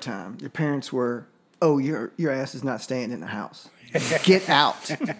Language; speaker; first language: English; native; English